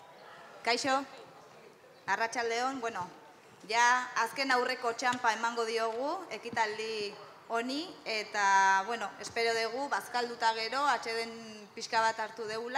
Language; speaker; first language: Basque; non-native, local second language; Spanish